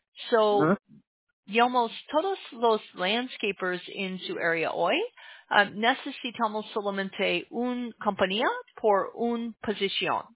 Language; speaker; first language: Spanish; non-native, learner; English